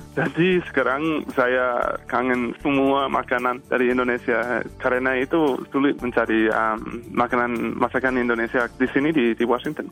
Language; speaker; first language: Indonesian; non-native, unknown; English